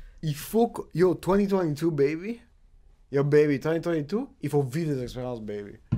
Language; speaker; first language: French; native; French